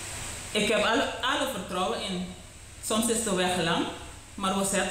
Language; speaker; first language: Dutch; non-native, local second language; Papiamento